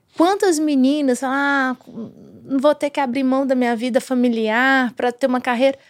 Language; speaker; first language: Portuguese; native; Portuguese